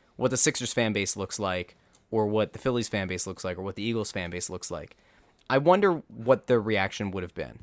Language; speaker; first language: English; native; English